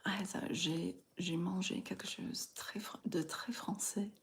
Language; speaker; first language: French; non-native, fluent; English